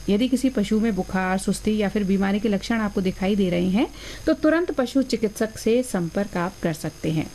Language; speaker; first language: Hindi; native; Hindi